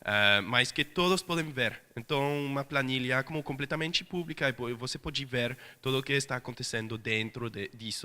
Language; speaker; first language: Portuguese; non-native, fluent; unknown